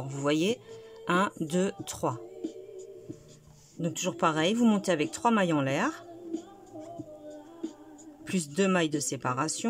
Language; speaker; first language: French; native; French